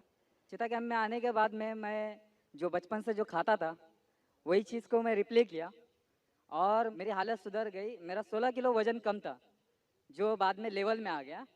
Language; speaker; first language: Hindi; non-native, local second language; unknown